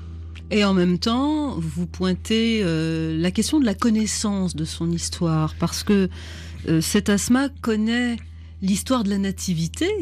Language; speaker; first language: French; native; French